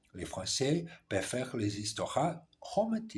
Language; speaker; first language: French; non-native, learner; Portuguese